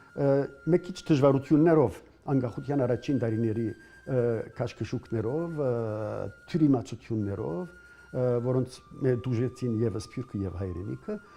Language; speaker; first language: Armenian; early bilingual, heritage; Armenian